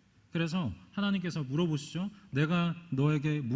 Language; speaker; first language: Korean; native; Korean